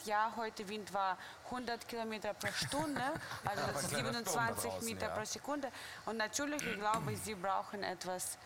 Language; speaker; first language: German; non-native, fluent; Russian